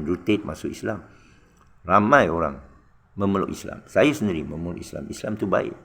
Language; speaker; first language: Malay; non-native, local second language; Chinese